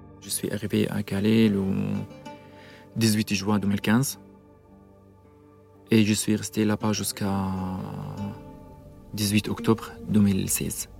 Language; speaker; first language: French; non-native, learner; Arabic